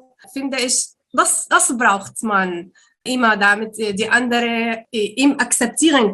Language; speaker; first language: German; non-native, learner; Arabic